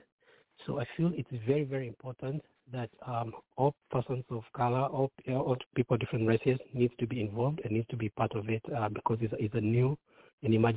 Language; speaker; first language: English; non-native, local second language; Kikuyu